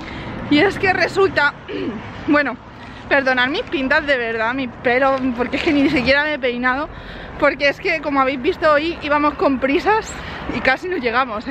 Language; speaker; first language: Spanish; native; Spanish